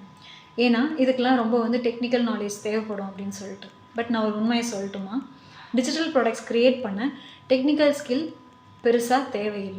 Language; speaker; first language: Tamil; native; Tamil